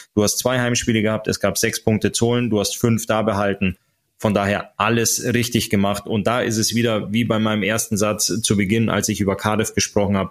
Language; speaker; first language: German; native; German